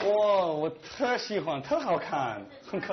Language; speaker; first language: Chinese; non-native, learner; English